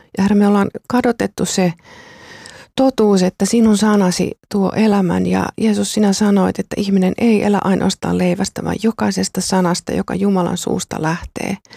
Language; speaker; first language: Finnish; native; Finnish